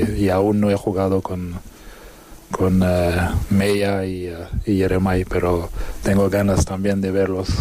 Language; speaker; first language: Spanish; non-native, fluent; French